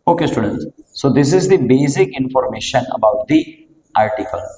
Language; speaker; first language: English; non-native, local second language; Gujarati